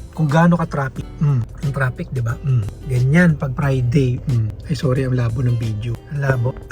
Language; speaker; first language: Filipino; native; Filipino